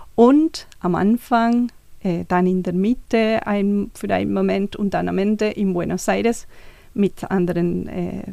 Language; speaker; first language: German; non-native, fluent; Spanish